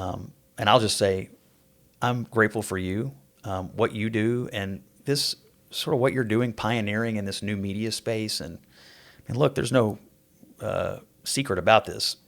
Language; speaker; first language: English; native; English